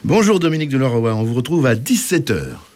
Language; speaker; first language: French; native; French